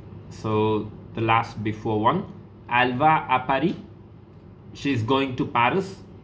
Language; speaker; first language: English; non-native, local second language; Tamil